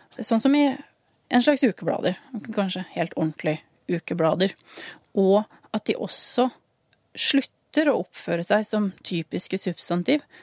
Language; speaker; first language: Norwegian; native; Norwegian